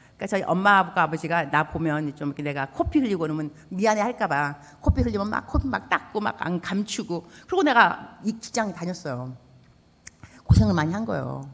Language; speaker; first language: Korean; native; Korean